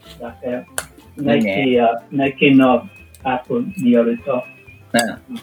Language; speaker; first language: Japanese; non-native, learner; English